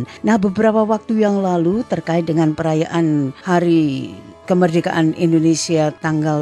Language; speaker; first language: Indonesian; native; Indonesian